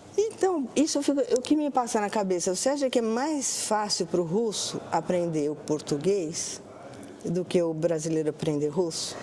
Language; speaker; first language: Portuguese; native; Portuguese